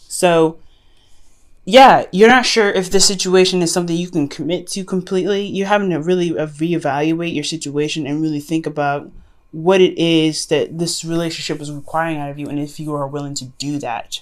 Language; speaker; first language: English; native; English